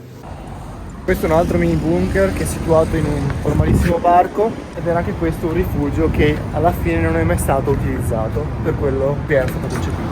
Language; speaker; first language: Italian; native; Italian